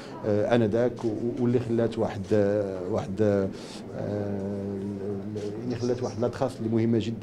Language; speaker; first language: Arabic; native; Arabic